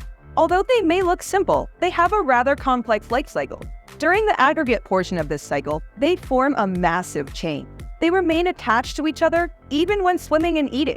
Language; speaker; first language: English; native; English